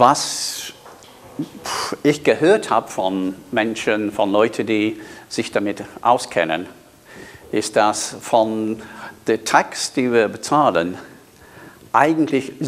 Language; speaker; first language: German; non-native, fluent; English